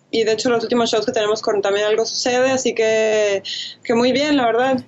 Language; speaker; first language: Spanish; native; Spanish